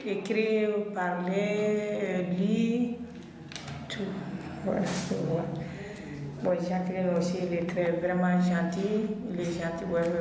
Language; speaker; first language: French; non-native, learner; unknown